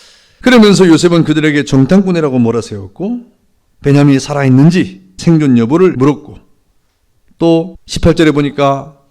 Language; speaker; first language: Korean; native; Korean